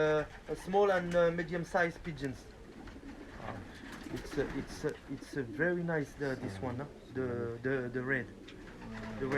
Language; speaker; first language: English; non-native, learner; French